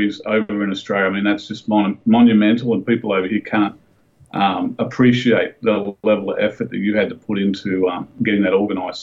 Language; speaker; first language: English; native; English